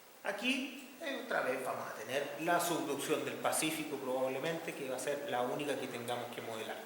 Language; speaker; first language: Spanish; native; Spanish